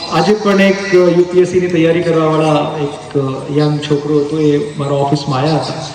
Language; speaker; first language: Gujarati; non-native, local second language; Hindi